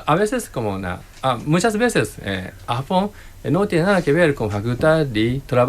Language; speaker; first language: Spanish; non-native, learner; Japanese